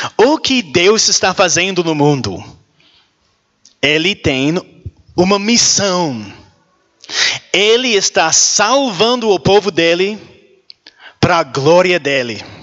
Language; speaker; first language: Portuguese; non-native, learner; English